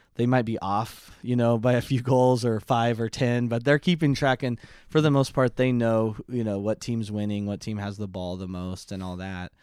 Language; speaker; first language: English; native; English